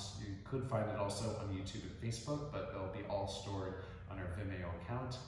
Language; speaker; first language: English; native; English